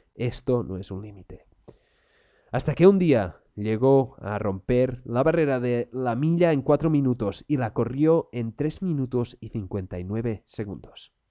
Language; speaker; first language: Spanish; non-native, local second language; Catalan